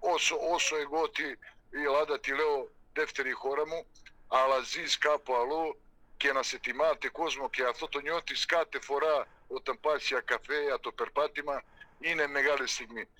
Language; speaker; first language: Greek; non-native, fluent; Serbian